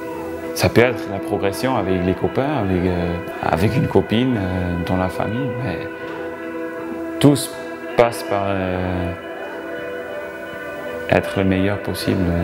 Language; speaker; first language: French; non-native, local second language; German